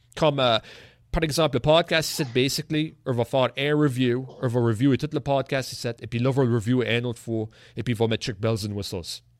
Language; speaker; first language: French; native; French